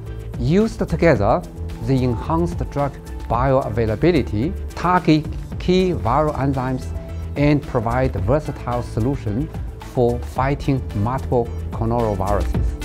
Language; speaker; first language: English; non-native, fluent; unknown